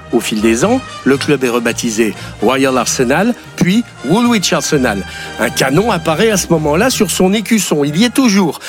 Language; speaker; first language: French; native; French